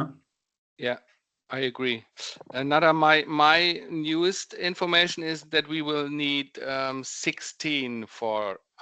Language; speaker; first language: English; non-native, fluent; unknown